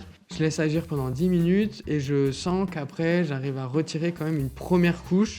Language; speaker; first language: French; native; French